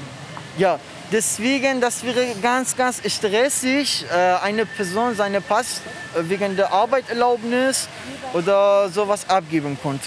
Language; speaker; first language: German; non-native, learner; Persian